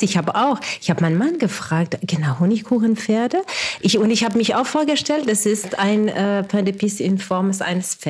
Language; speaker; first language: German; non-native, fluent; French